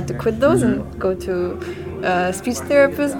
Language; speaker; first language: English; non-native, fluent; Macedonian